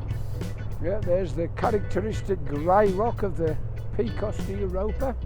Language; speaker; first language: English; native; English